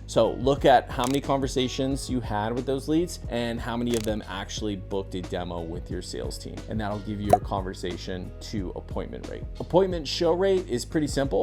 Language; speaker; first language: English; native; English